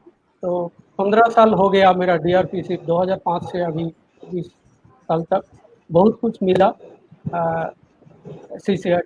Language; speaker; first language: Hindi; non-native, local second language; Bangla